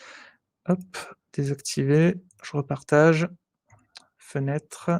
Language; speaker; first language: French; native; French